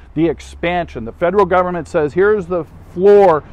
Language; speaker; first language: English; native; English